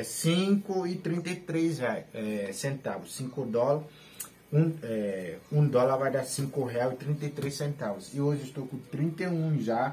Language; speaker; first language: Portuguese; non-native, learner; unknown